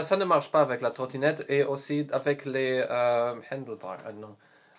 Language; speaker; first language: French; non-native, learner; Polish